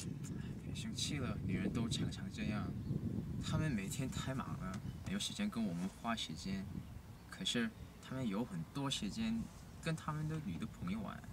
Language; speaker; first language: Chinese; non-native, learner; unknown